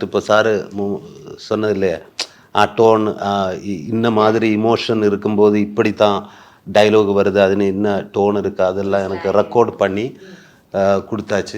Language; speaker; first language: Tamil; non-native, learner; Malayalam